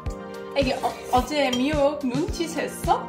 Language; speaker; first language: Korean; non-native, fluent; German